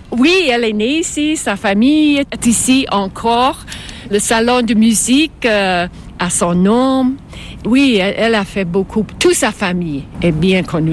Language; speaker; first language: French; non-native, fluent; English